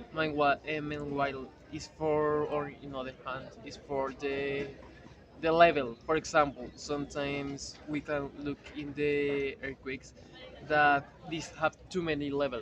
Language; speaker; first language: English; non-native, learner; Spanish